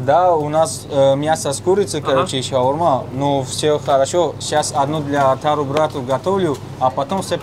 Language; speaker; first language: Russian; non-native, learner; Tajik